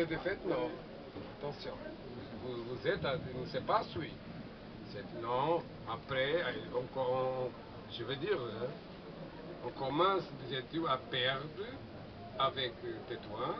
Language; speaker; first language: French; non-native, fluent; Portuguese